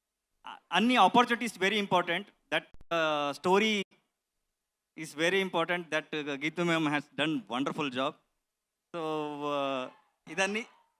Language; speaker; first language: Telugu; non-native, learner; Kannada